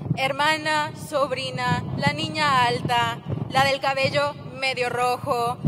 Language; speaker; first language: Spanish; early bilingual, heritage; Spanish